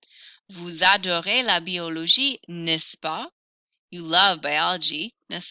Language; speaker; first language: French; non-native, fluent; English